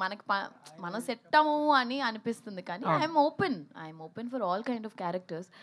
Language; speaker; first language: Telugu; early bilingual, heritage; Telugu